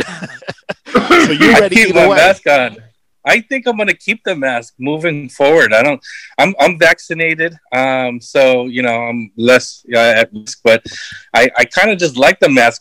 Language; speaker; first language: English; early bilingual, other home language; Filipino